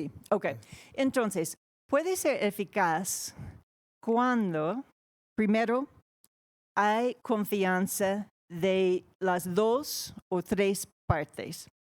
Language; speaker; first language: Spanish; non-native, fluent; English